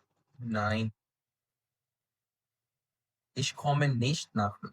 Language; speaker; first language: German; non-native, fluent; Urdu